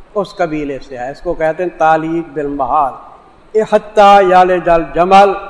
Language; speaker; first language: Urdu; non-native, local second language; Saraiki